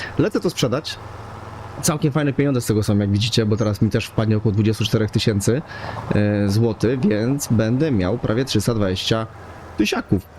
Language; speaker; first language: Polish; native; Polish